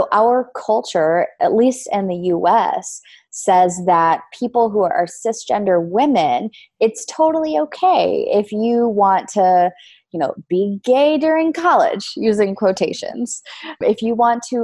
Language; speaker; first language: English; native; English